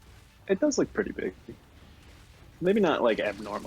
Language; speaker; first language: English; native; English